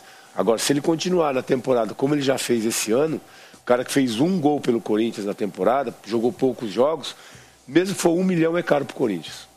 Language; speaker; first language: Portuguese; native; Portuguese